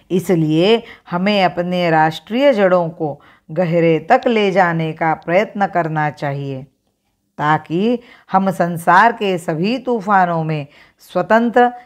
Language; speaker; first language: Hindi; non-native, local second language; Marathi